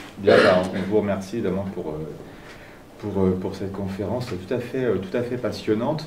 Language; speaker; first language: French; native; French